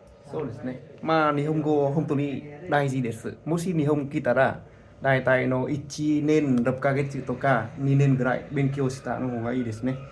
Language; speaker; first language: Japanese; non-native, learner; Vietnamese